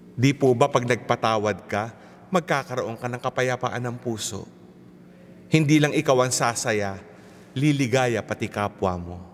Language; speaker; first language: Filipino; native; Filipino